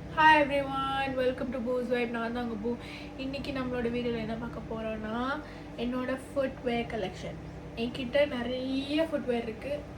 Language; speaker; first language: Tamil; early bilingual, heritage; Tamil